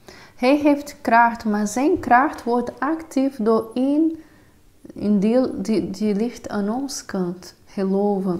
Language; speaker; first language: Dutch; non-native, fluent; Portuguese